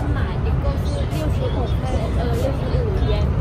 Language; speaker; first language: Chinese; non-native, fluent; Vietnamese